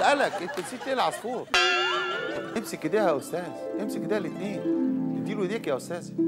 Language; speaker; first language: Arabic; native; Arabic